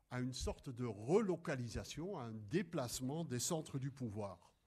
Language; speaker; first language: French; non-native, fluent; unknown